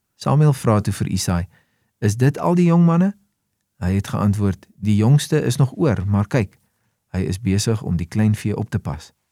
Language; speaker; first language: Afrikaans; native; Afrikaans